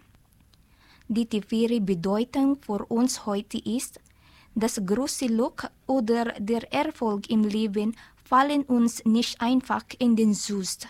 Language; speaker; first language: German; non-native, learner; Filipino